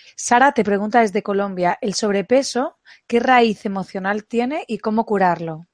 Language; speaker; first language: Spanish; native; Spanish